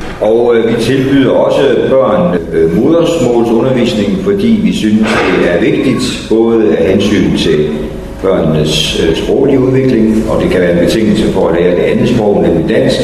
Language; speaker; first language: Danish; native; Danish